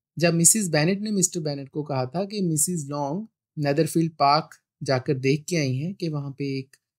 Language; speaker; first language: Hindi; non-native, local second language; Punjabi